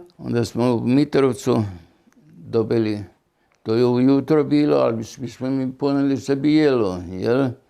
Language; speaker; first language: Bosnian; non-native, local second language; German